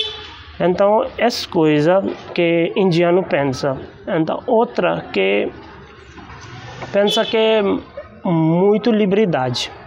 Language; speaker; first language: Portuguese; non-native, learner; Hindi